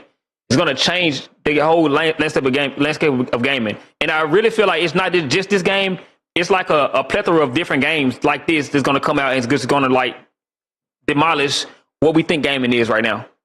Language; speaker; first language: English; native; English